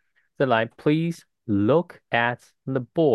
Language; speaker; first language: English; non-native, fluent; Chinese